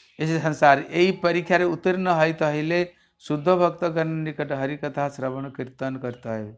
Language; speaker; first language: Hindi; non-native, local second language; Bangla